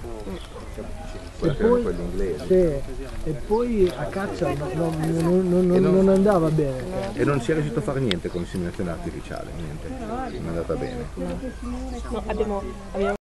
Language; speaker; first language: Italian; non-native, learner; Hungarian